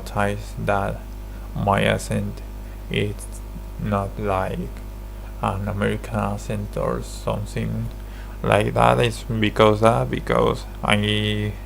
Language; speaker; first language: English; non-native, learner; Spanish